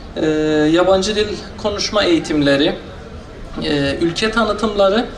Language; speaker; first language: Turkish; non-native, fluent; Persian